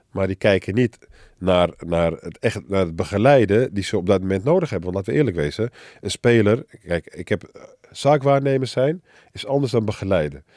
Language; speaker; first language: Dutch; early bilingual, other home language; Arabic